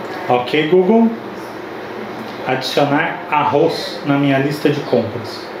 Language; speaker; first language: Portuguese; native; Portuguese